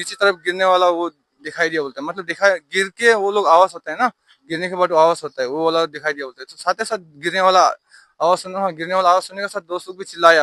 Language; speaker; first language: Hindi; non-native, local second language; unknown